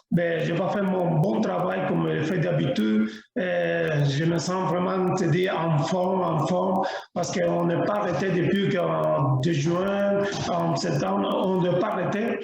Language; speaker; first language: French; non-native, learner; Spanish